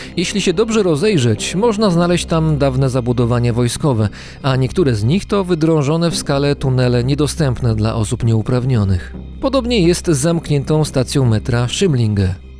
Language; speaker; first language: Polish; native; Polish